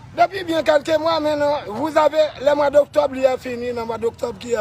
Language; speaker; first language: French; non-native, learner; Haitian Creole